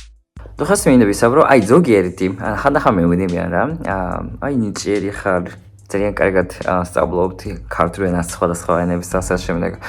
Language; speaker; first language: Georgian; non-native, fluent; Japanese